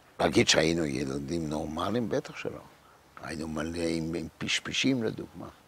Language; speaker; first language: Hebrew; non-native, fluent; Dutch